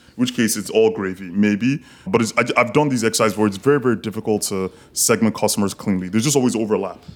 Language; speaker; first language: English; non-native, local second language; Yoruba